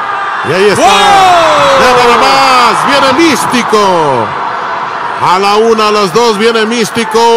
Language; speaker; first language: Spanish; native; Spanish